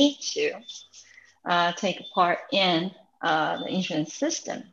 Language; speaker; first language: English; non-native, fluent; Japanese